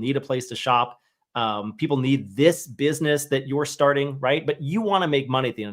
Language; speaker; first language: English; native; English